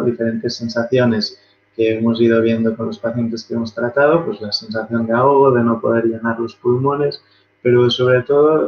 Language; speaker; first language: Spanish; native; Spanish